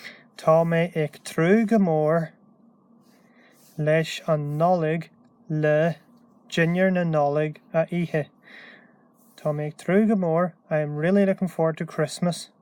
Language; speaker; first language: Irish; non-native, local second language; English